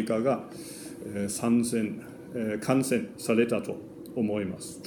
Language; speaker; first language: Japanese; non-native, fluent; German